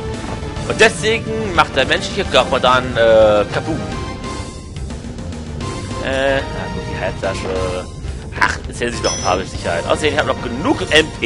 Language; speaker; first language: German; native; German